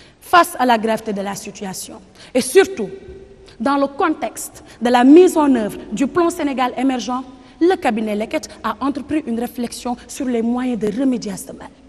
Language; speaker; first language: French; non-native, local second language; Wolof